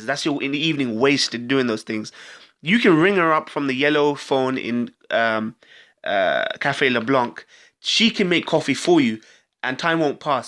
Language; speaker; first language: English; native; English